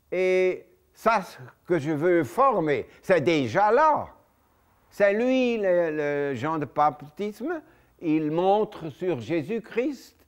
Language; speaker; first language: French; non-native, local second language; German